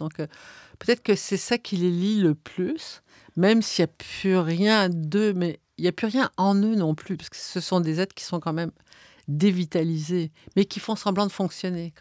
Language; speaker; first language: French; native; French